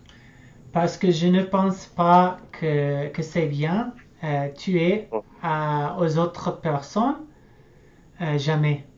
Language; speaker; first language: French; non-native, learner; English